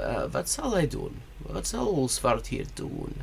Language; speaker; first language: Dutch; non-native, learner; English